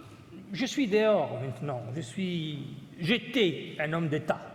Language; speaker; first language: French; non-native, fluent; Italian